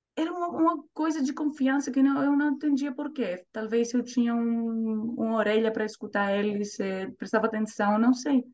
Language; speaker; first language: Portuguese; non-native, fluent; Greek